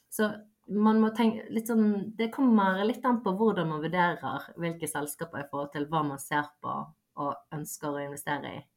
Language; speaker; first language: Norwegian; early bilingual, other home language; Bosnian